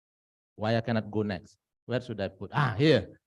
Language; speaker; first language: English; non-native, fluent; Indonesian